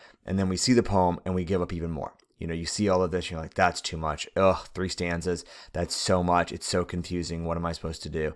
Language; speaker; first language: English; native; English